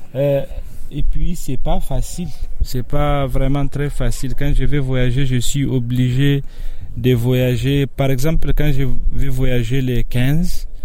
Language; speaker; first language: French; non-native, local second language; Tamasheq